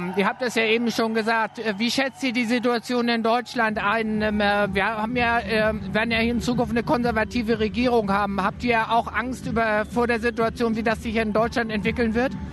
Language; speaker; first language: German; native; German